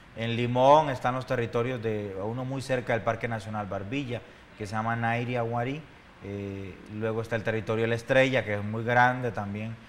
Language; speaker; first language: Spanish; native; Spanish